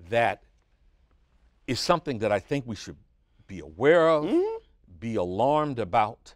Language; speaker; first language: English; native; English